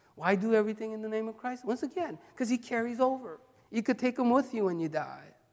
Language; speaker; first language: English; early bilingual, other home language; Korean